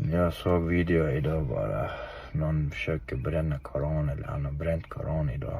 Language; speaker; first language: Swedish; non-native, fluent; Chechen